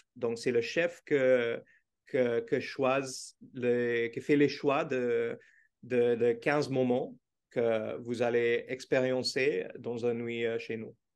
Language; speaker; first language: French; non-native, fluent; Portuguese